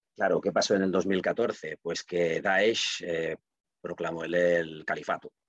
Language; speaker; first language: Spanish; non-native, local second language; Catalan